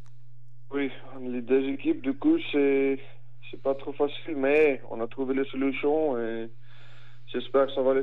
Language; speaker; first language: French; non-native, fluent; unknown